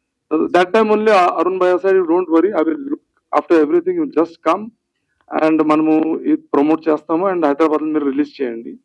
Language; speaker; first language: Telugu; early bilingual, heritage; Telugu